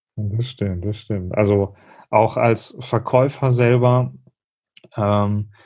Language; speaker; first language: German; native; German